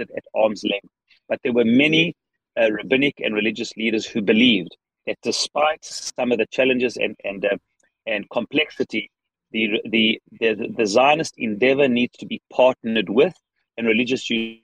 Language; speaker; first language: English; native; English